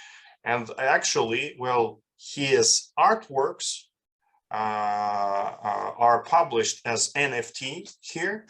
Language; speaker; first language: English; non-native, fluent; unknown